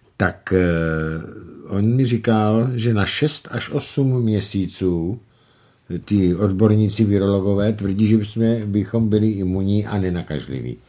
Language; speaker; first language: Czech; native; Czech